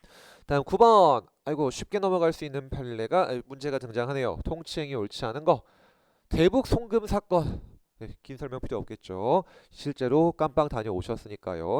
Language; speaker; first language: Korean; native; Korean